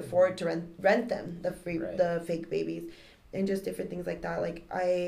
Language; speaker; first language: English; native; English